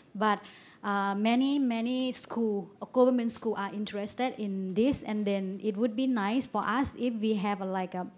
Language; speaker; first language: English; non-native, learner; Thai